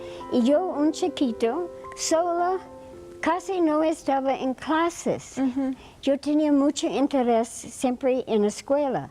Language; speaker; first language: Spanish; non-native, fluent; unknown